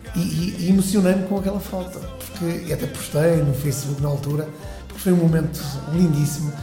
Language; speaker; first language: Portuguese; native; Portuguese